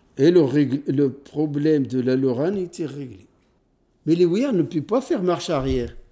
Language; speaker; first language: French; non-native, fluent; Arabic